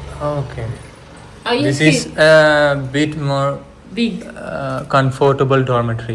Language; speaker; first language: English; non-native, local second language; Malayalam